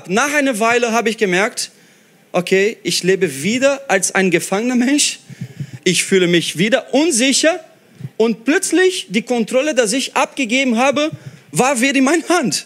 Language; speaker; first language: German; non-native, fluent; Portuguese